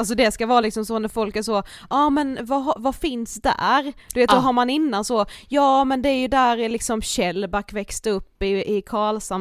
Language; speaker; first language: Swedish; native; Swedish